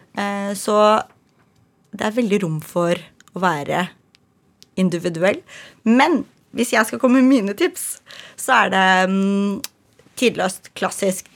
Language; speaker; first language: Norwegian; early bilingual, other home language; Ukrainian